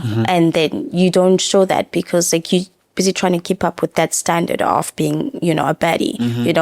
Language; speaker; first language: English; non-native, local second language; Zulu